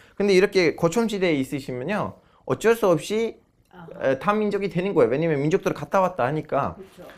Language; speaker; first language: Korean; non-native, fluent; Turkish